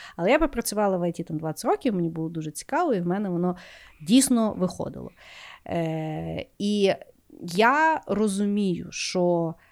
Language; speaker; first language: Ukrainian; native; Ukrainian